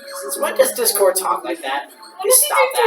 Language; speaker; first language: English; native; English